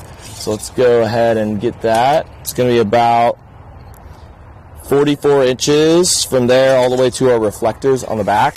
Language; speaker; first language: English; native; English